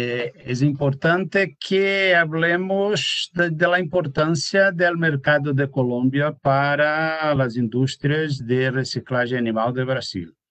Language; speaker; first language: Spanish; non-native, learner; Portuguese